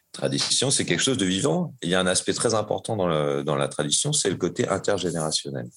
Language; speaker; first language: French; native; French